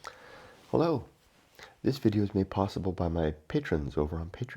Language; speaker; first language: English; native; English